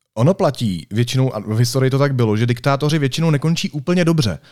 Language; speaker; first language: Czech; native; Czech